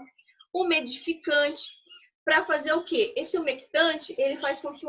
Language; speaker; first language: Portuguese; native; Portuguese